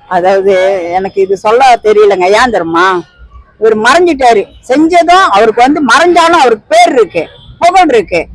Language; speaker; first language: Tamil; native; Tamil